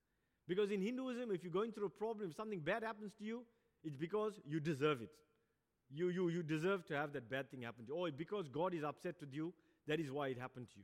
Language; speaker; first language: English; native; English